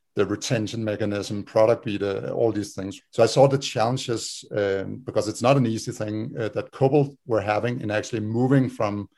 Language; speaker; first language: English; non-native, fluent; Danish